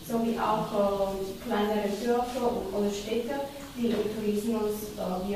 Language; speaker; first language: German; non-native, fluent; Slovak